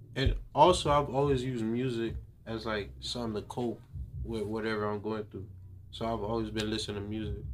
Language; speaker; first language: English; early bilingual, other home language; Haitian Creole